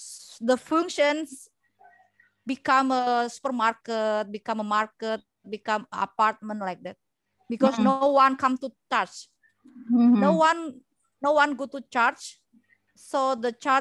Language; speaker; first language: English; non-native, learner; Indonesian